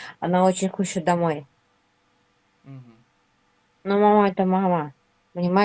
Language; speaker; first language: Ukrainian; non-native, local second language; Russian